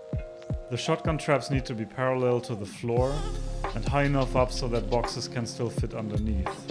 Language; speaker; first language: English; non-native, fluent; German